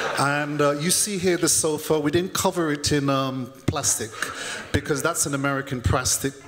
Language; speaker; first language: English; native; English